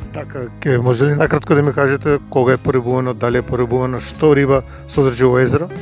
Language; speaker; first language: Macedonian; native; Macedonian